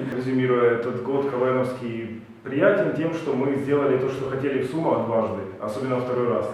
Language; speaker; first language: Russian; native; Russian